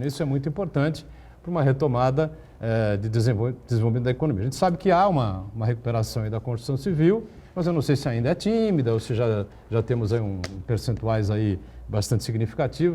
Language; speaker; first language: Portuguese; native; Portuguese